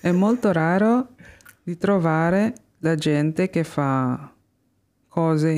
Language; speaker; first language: Italian; non-native, fluent; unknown